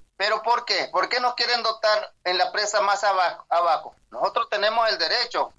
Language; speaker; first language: Spanish; non-native, local second language; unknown